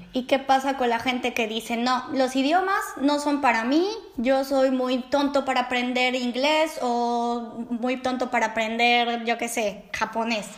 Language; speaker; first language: Spanish; native; Spanish